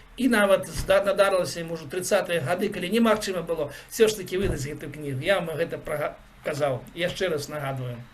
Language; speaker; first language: Belarusian; native; Belarusian